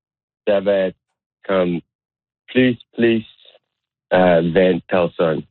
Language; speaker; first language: French; non-native, learner; English